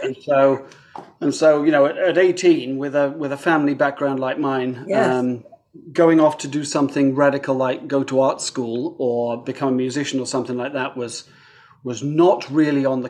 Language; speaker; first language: English; native; English